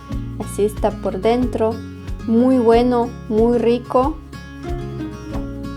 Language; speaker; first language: Spanish; non-native, fluent; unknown